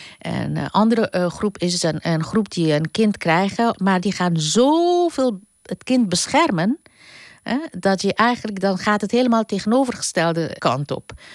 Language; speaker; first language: Dutch; non-native, fluent; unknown